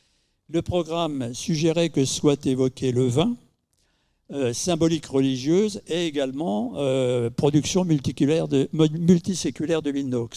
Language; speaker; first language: French; native; French